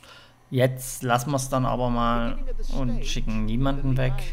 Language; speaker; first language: German; native; German